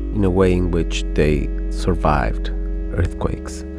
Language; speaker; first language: English; non-native, fluent; Spanish